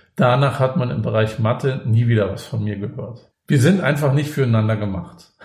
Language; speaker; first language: German; native; German